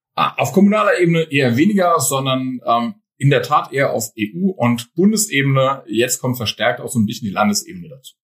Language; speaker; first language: German; native; German